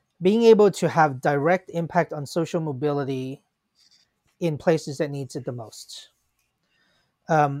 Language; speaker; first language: English; non-native, local second language; Cantonese